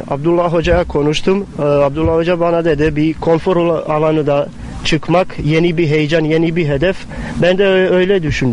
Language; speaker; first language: Turkish; non-native, fluent; Bosnian